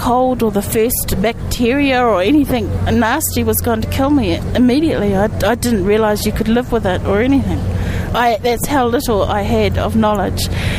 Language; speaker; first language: English; native; English